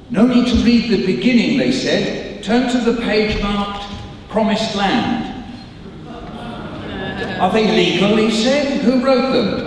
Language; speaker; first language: English; native; English